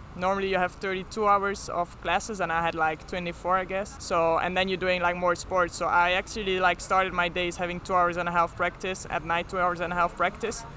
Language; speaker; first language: English; non-native, fluent; Dutch